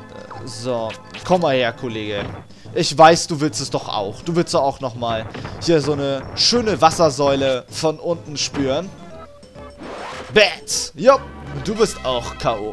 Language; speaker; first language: German; native; German